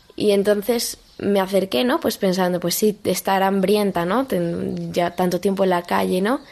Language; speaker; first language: Spanish; native; Spanish